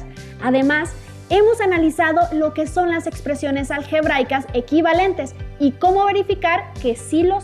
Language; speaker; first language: Spanish; native; Spanish